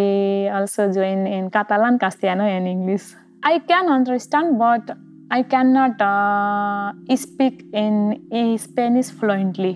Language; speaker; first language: English; non-native, learner; Nepali